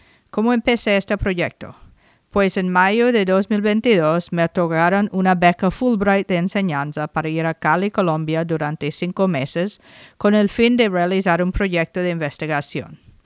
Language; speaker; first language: Spanish; non-native, fluent; English